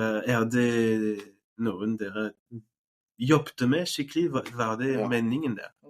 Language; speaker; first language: Norwegian; non-native, fluent; French